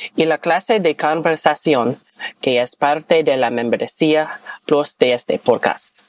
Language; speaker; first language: Spanish; non-native, learner; English